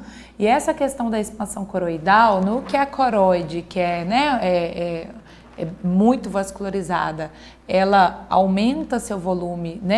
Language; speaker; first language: Portuguese; native; Portuguese